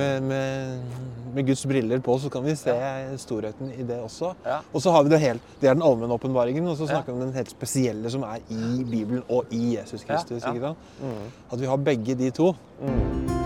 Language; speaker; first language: Norwegian; native; Norwegian